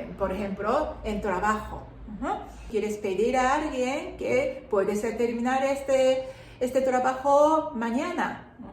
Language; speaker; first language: Spanish; non-native, fluent; Japanese